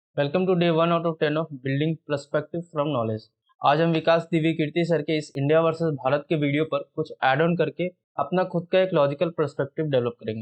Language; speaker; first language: Hindi; native; Hindi